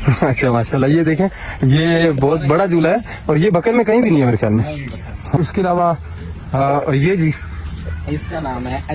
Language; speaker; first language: Urdu; non-native, local second language; Punjabi